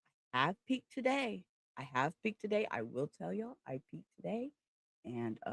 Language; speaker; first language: English; native; English